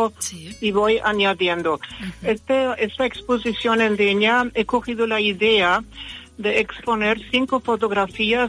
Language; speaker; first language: Spanish; early bilingual, other home language; German